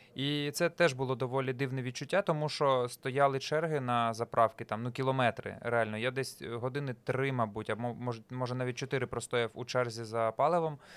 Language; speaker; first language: Ukrainian; native; Ukrainian